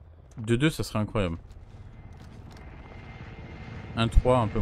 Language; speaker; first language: French; native; French